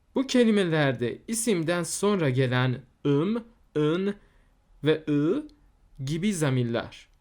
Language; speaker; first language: Turkish; non-native, fluent; Persian